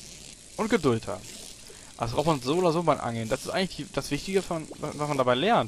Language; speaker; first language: German; native; German